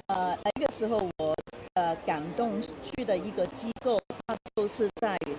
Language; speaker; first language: Chinese; non-native, local second language; Cantonese